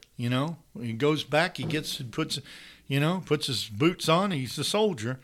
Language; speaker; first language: English; native; English